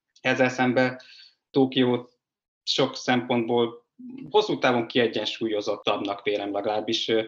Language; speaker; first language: Hungarian; native; Hungarian